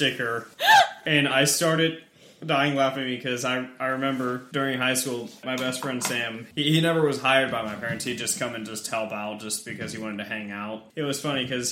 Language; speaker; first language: English; native; English